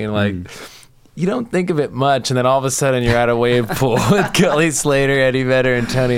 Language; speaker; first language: English; native; English